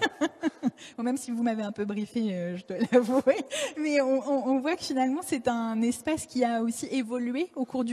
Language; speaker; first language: French; native; French